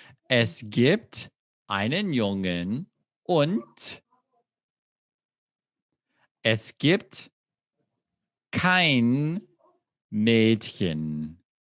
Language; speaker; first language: German; non-native, fluent; English